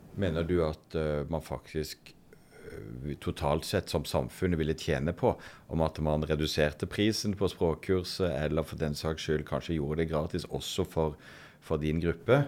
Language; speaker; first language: Norwegian; native; Norwegian